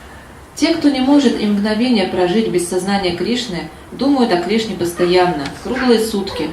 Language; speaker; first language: Russian; native; Russian